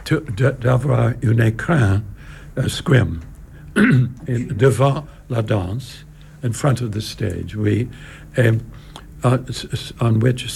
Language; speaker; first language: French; non-native, learner; English